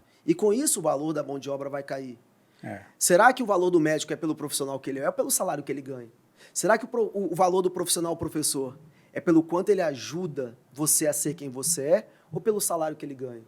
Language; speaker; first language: Portuguese; native; Portuguese